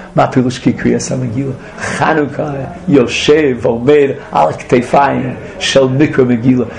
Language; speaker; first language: Hebrew; non-native, fluent; English